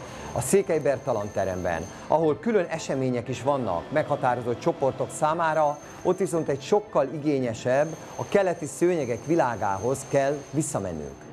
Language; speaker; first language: Hungarian; native; Hungarian